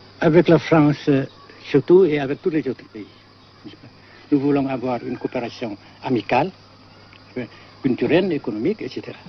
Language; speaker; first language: French; non-native, fluent; Vietnamese